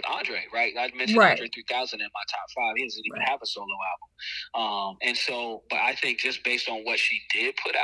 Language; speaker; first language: English; native; English